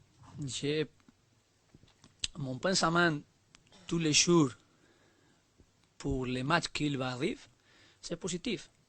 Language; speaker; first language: French; non-native, learner; Spanish